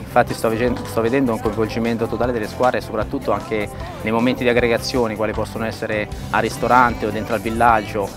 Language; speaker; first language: Italian; native; Italian